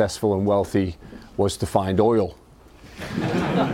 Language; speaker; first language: English; native; English